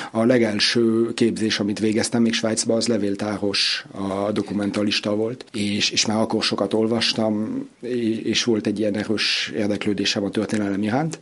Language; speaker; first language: Hungarian; early bilingual, heritage; Hungarian